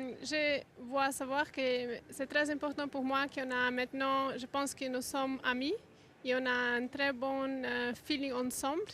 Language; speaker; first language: French; non-native, learner; Portuguese